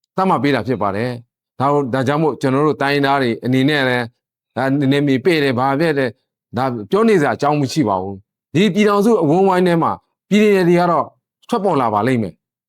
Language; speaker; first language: Burmese; non-native, local second language; Shan